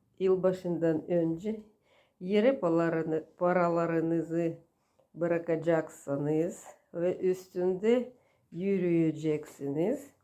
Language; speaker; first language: Turkish; non-native, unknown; Russian